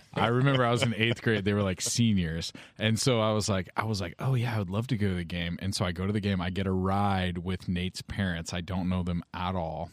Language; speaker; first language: English; native; English